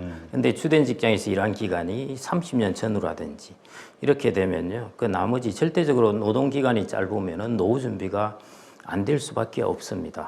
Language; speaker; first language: Korean; native; Korean